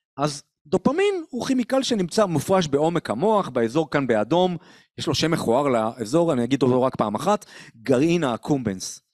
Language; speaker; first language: Hebrew; native; Hebrew